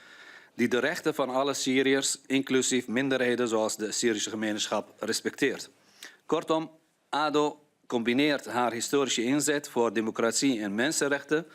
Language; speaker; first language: Dutch; non-native, fluent; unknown